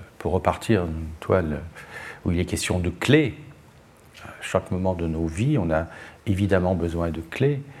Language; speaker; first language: French; native; French